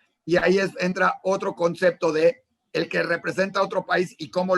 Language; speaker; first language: Spanish; native; Spanish